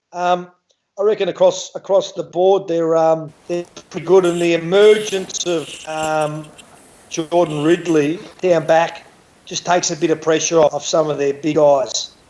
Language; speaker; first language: English; native; English